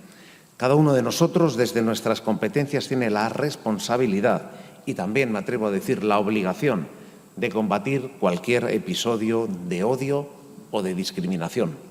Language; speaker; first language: Spanish; native; Spanish